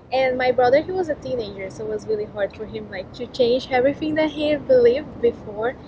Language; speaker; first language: English; non-native, fluent; Portuguese